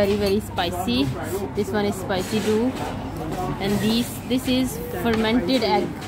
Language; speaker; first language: English; non-native, fluent; Urdu